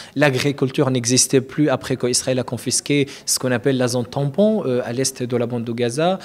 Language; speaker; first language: French; non-native, fluent; Arabic